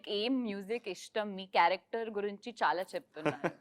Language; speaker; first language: Telugu; non-native, learner; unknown